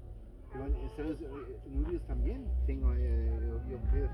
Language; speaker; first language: Spanish; non-native, learner; German